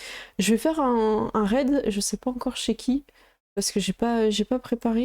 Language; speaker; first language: French; native; French